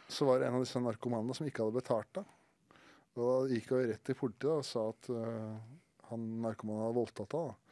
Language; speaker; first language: Norwegian; native; Norwegian